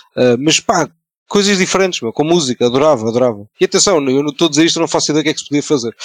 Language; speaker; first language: Portuguese; native; Portuguese